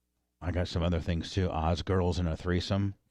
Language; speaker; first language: English; native; English